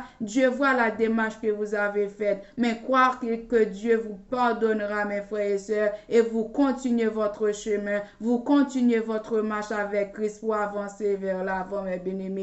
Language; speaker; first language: French; non-native, local second language; Haitian Creole